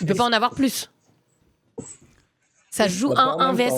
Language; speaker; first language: French; native; French